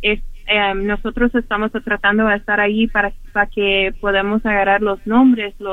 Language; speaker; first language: Spanish; early bilingual, heritage; Spanish